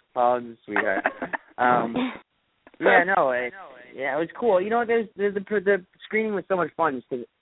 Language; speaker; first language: English; native; English